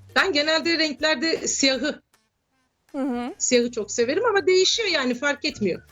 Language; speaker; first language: Turkish; native; Turkish